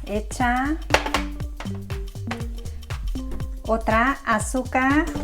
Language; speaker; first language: Spanish; non-native, learner; Thai